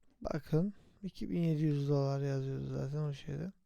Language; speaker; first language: Turkish; native; Turkish